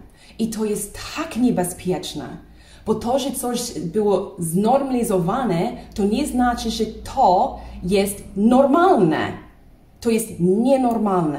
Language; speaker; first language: Polish; non-native, learner; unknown